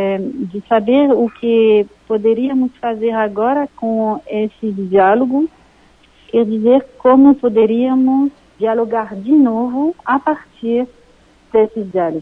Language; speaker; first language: Portuguese; non-native, fluent; French